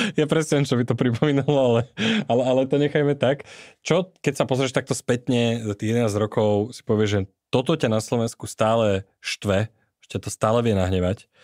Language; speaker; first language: Slovak; native; Slovak